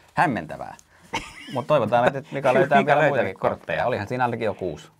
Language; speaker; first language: Finnish; native; Finnish